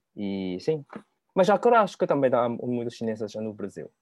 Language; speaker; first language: Portuguese; non-native, learner; Cantonese